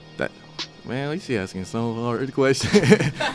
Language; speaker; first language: English; native; English